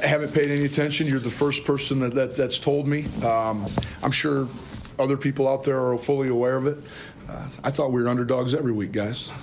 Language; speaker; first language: English; native; English